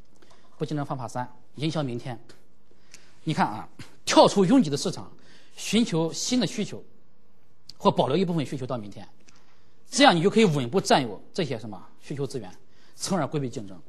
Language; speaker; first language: Chinese; native; Chinese